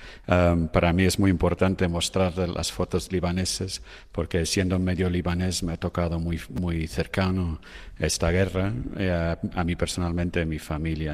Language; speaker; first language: Spanish; non-native, fluent; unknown